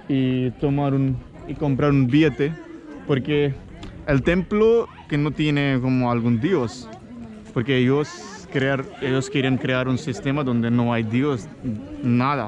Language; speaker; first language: Spanish; non-native, fluent; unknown